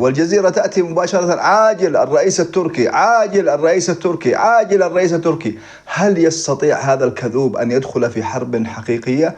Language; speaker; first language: Arabic; native; Arabic